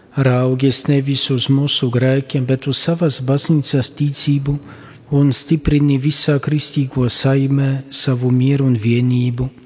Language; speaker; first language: Latvian; non-native, fluent; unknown